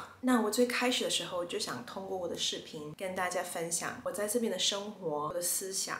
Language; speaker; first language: Chinese; early bilingual, other home language; English